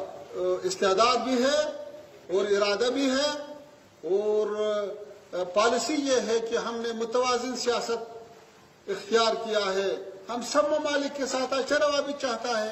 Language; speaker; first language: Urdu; non-native, fluent; Pashto